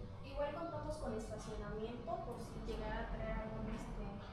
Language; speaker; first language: Spanish; native; Spanish